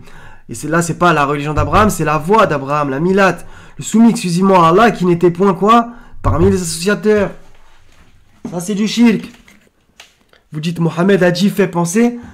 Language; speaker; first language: French; native; French